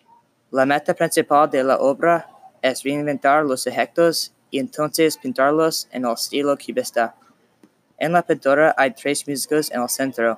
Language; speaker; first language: Spanish; non-native, learner; English